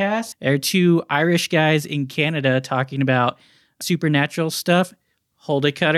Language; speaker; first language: English; native; English